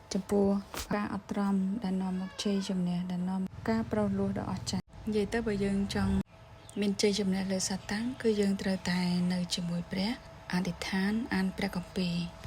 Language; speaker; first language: Khmer; native; Khmer